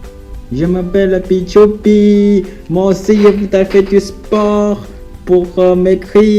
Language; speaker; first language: French; non-native, fluent; Chinese